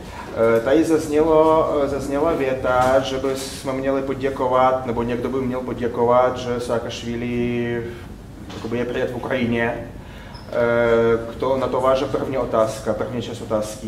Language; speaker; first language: Czech; non-native, fluent; Russian